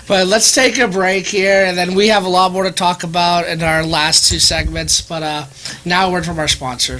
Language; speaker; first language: English; native; English